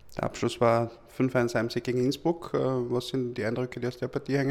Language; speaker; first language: German; native; German